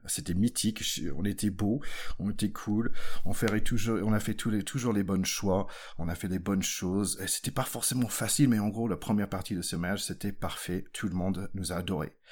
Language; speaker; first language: French; non-native, fluent; English